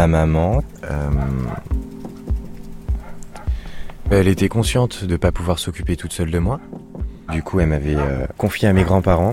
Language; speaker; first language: French; native; French